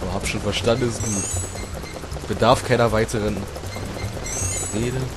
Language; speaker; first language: German; native; German